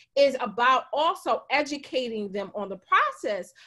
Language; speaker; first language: English; native; English